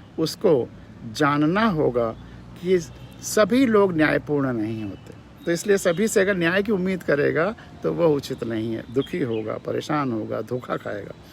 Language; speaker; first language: Hindi; native; Hindi